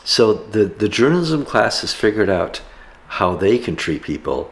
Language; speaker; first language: English; native; English